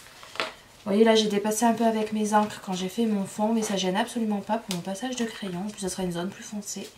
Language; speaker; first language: French; native; French